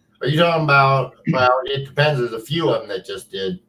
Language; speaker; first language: English; native; English